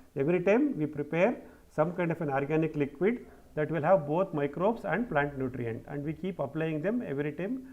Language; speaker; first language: English; non-native, local second language; Kannada